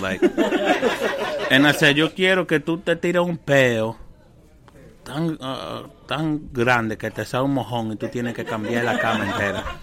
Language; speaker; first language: Spanish; early bilingual, heritage; Spanish